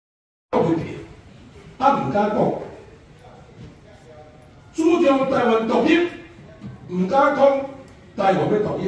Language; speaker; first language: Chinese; non-native, local second language; Min Nan Chinese